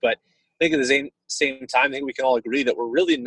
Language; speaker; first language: English; native; English